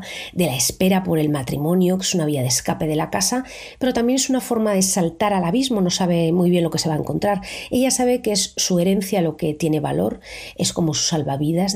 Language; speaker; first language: Spanish; native; Spanish